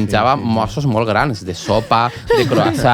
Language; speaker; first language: Catalan; native; Catalan